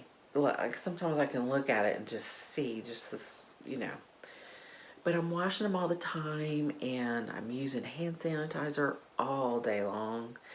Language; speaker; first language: English; native; English